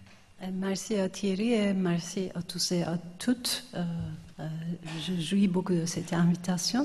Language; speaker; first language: French; non-native, fluent; Turkish